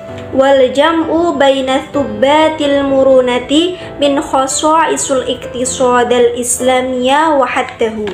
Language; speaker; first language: Arabic; non-native, learner; Indonesian